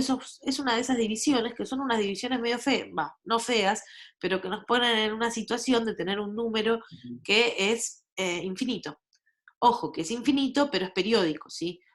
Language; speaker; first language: Spanish; native; Spanish